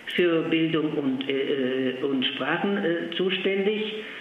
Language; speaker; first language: German; non-native, fluent; Polish